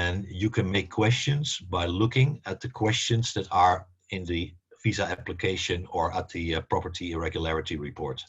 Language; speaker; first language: English; non-native, fluent; Dutch